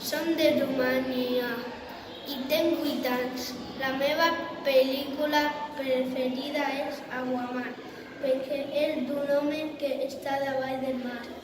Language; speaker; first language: Catalan; early bilingual, other home language; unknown